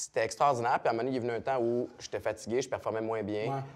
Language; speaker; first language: French; native; French